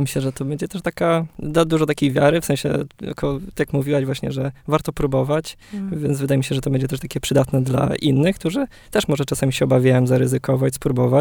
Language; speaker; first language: Polish; native; Polish